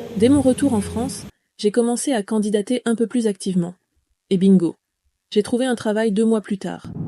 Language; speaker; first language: French; native; French